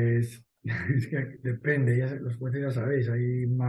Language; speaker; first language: Spanish; native; Spanish